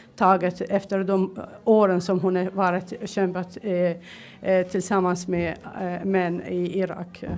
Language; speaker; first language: Swedish; non-native, fluent; Arabic